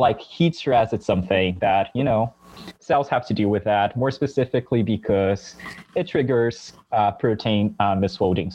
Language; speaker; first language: English; non-native, fluent; Portuguese